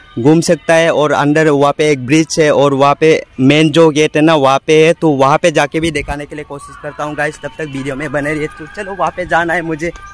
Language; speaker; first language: Hindi; non-native, local second language; Assamese